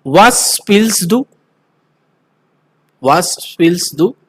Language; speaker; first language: German; non-native, fluent; Marathi